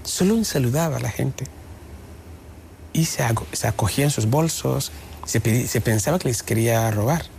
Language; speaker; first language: Spanish; non-native, fluent; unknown